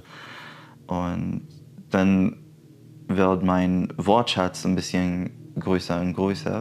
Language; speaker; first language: German; non-native, fluent; Arabic